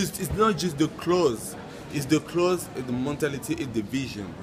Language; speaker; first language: English; non-native, learner; French